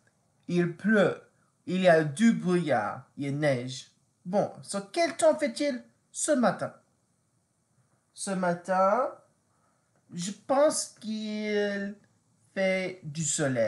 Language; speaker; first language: French; non-native, fluent; English